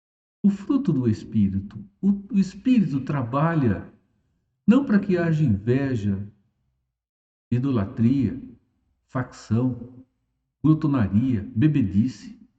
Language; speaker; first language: Portuguese; native; Portuguese